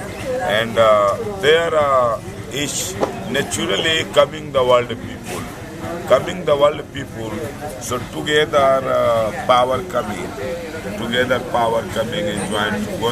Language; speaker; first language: English; non-native, learner; Hindi